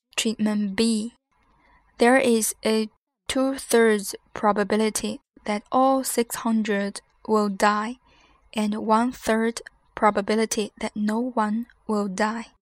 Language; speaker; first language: English; non-native, fluent; Chinese